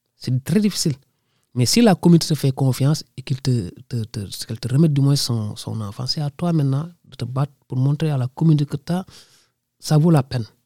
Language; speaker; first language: French; non-native, local second language; Wolof